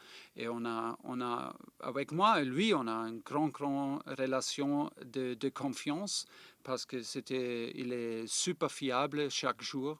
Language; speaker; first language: French; non-native, fluent; German